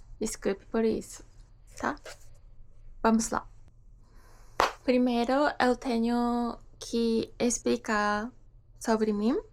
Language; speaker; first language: Portuguese; non-native, learner; Japanese